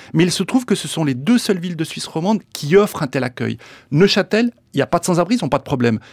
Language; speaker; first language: French; early bilingual, other home language; Spanish